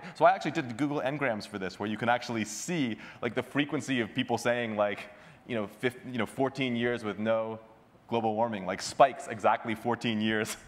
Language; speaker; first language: English; native; English